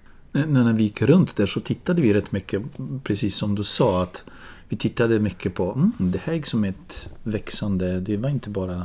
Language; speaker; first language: Swedish; non-native, fluent; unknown